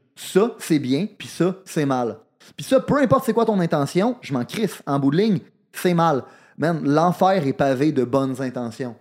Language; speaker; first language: French; native; French